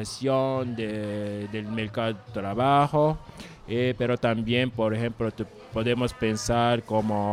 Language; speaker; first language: Spanish; non-native, learner; Japanese